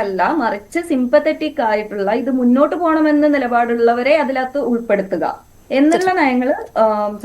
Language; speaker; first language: Malayalam; native; Malayalam